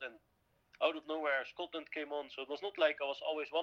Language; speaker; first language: English; non-native, fluent; Dutch